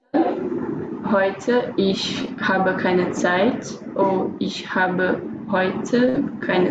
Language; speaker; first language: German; non-native, learner; Portuguese